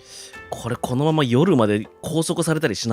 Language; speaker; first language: Japanese; native; Japanese